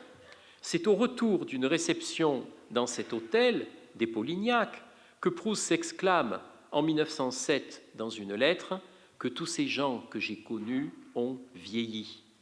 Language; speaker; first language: French; native; French